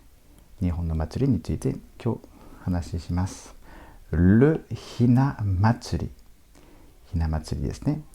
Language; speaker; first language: Japanese; non-native, fluent; French